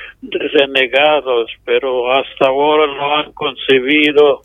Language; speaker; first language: Spanish; non-native, fluent; English